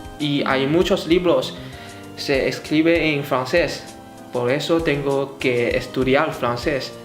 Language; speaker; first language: Spanish; non-native, fluent; Chinese